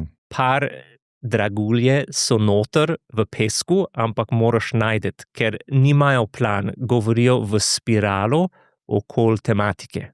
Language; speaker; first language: Slovenian; non-native, fluent; English